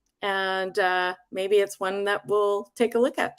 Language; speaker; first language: English; native; English